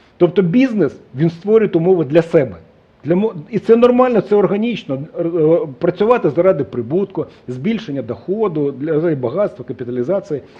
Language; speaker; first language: Ukrainian; non-native, local second language; Russian